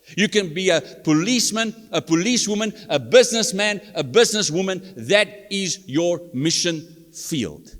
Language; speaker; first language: English; non-native, local second language; Afrikaans